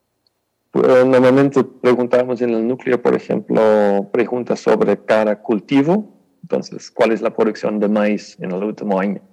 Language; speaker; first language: Spanish; non-native, fluent; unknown